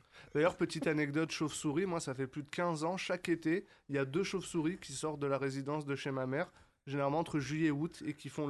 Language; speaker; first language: French; native; French